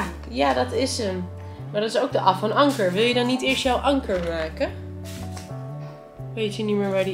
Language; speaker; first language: Dutch; native; Dutch